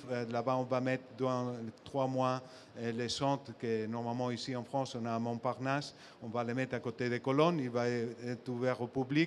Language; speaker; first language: French; non-native, fluent; Spanish